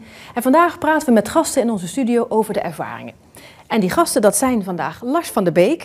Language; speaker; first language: Dutch; native; Dutch